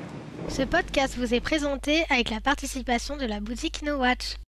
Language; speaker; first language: French; native; French